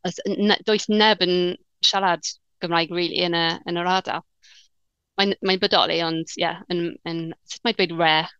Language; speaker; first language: Welsh; non-native, learner; English